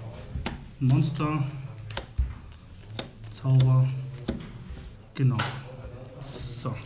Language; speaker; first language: German; native; German